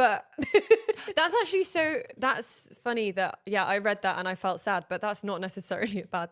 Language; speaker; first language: English; native; English